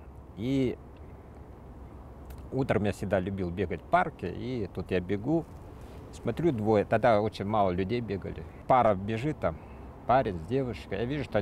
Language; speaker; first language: Russian; native; Russian